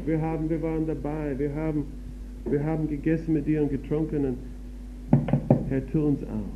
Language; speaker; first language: German; non-native, fluent; English